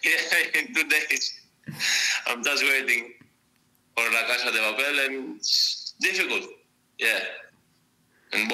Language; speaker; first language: English; non-native, fluent; Greek